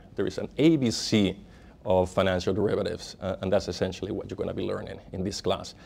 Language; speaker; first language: English; non-native, fluent; Spanish